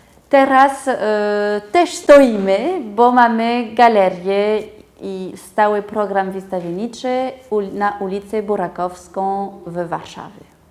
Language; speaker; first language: Polish; non-native, fluent; French